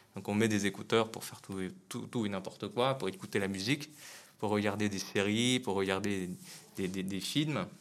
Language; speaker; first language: French; non-native, fluent; Vietnamese